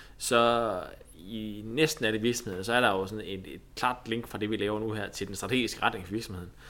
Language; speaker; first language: Danish; native; Danish